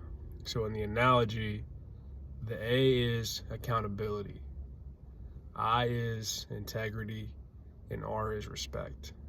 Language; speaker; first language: English; native; English